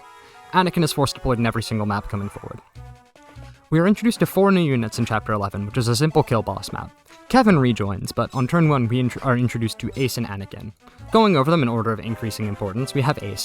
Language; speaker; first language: English; native; English